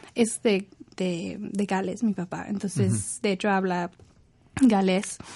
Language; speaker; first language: Spanish; non-native, fluent; English